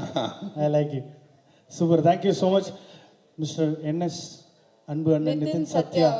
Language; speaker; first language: Tamil; native; Tamil